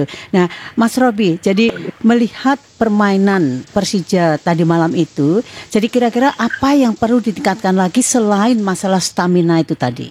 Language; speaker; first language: Indonesian; native; Indonesian